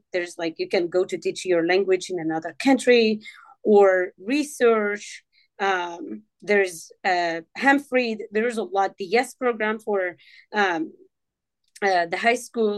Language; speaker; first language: English; non-native, fluent; Arabic